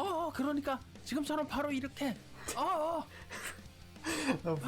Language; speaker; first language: Korean; native; Korean